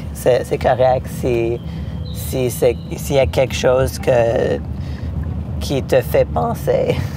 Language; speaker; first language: French; non-native, local second language; English